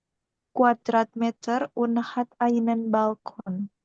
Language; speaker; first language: German; non-native, learner; Indonesian